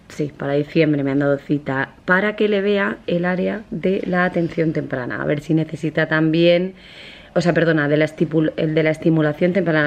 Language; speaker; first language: Spanish; native; Spanish